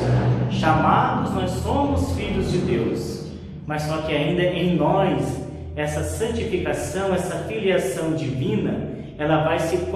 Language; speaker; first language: Portuguese; native; Portuguese